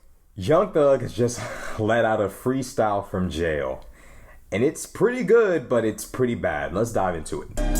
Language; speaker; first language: English; native; English